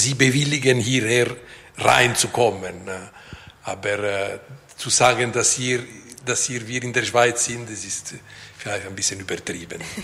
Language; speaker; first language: German; non-native, local second language; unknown